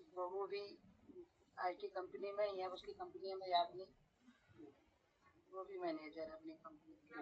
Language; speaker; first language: Hindi; native; Hindi